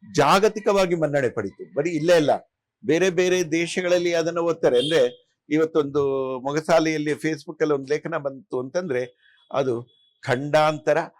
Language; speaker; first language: Kannada; non-native, local second language; Telugu